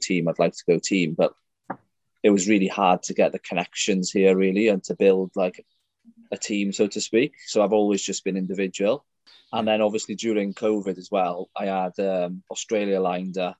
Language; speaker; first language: English; native; English